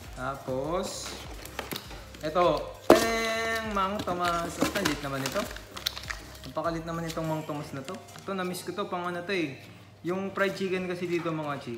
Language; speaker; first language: Filipino; native; Filipino